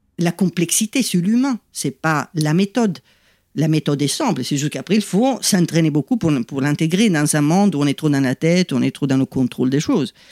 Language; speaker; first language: French; non-native, fluent; Italian